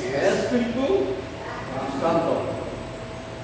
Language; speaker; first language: Spanish; non-native, learner; Korean